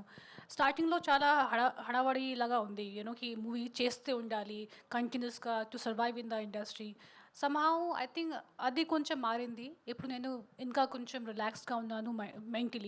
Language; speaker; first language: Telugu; non-native, local second language; Hindi